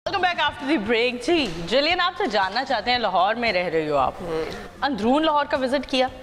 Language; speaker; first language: Hindi; native; Hindi